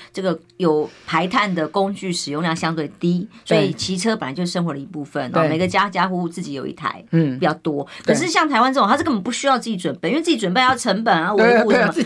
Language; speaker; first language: Chinese; native; Chinese